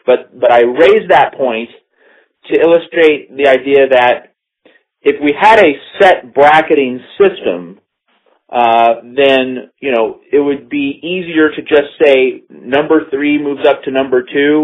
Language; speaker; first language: English; native; English